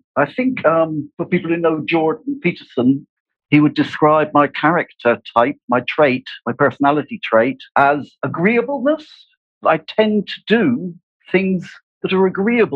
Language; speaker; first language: English; native; English